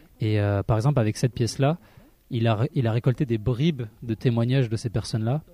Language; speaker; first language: French; early bilingual, other home language; Arabic